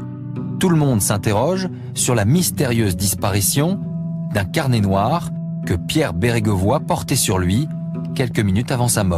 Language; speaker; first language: French; native; French